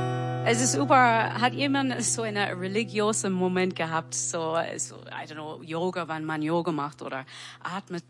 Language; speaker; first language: German; non-native, learner; English